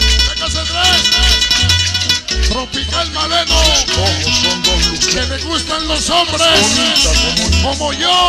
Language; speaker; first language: Spanish; native; Spanish